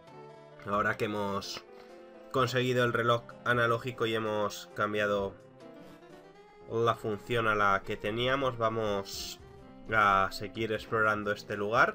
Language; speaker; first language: Spanish; native; Spanish